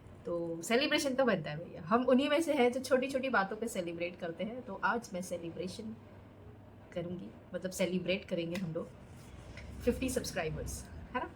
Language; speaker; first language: Hindi; native; Hindi